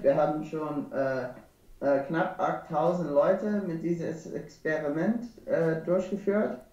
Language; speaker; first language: German; non-native, learner; English